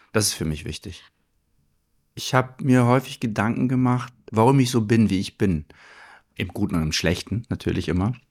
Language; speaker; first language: German; early bilingual, other home language; Turkish